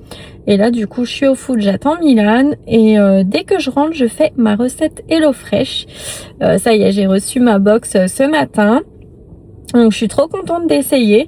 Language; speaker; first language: French; native; French